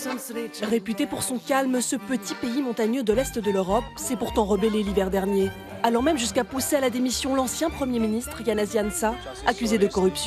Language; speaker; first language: French; native; French